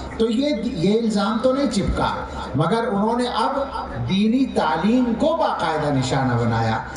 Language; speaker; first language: Urdu; native; Urdu